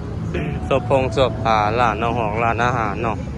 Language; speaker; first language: Thai; non-native, local second language; Northeastern Thai